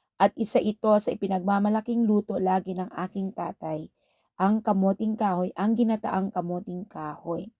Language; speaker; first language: Filipino; native; Filipino